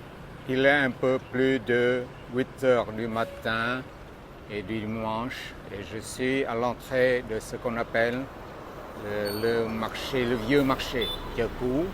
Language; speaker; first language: French; non-native, fluent; Vietnamese